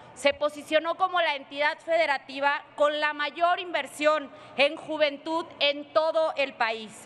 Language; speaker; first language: Spanish; native; Spanish